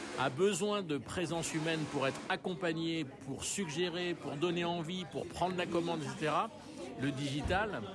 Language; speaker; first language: French; native; French